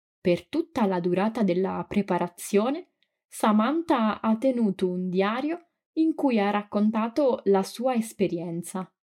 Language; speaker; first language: Italian; native; Italian